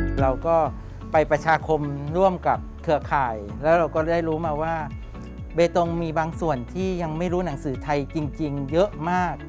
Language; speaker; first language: Thai; native; Thai